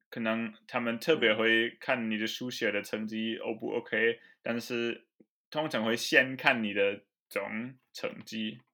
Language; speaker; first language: Chinese; non-native, fluent; German